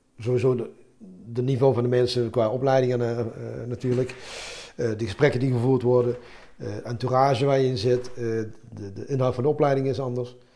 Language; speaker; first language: Dutch; early bilingual, other home language; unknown